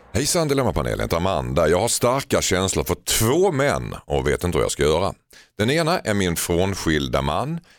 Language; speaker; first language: Swedish; native; Swedish